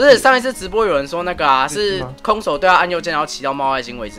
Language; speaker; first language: Chinese; native; Chinese